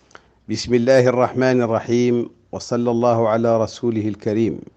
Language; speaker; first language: Arabic; native; Arabic